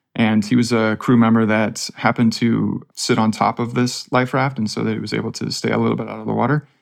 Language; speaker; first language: English; native; English